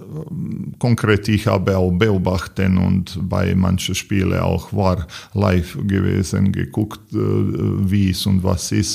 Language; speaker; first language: German; non-native, learner; Serbian